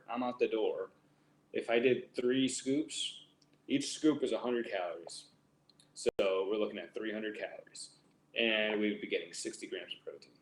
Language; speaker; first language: English; native; English